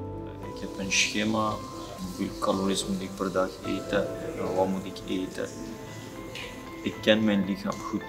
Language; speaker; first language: Dutch; non-native, learner; Armenian